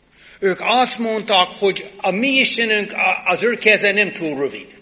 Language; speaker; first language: Hungarian; non-native, learner; English